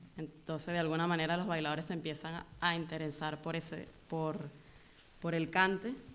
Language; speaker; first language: Spanish; native; Spanish